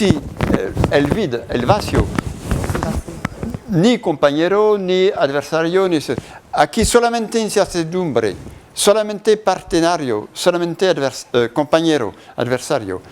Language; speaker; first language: Spanish; non-native, learner; French